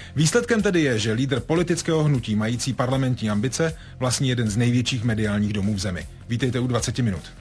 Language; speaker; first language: Czech; native; Czech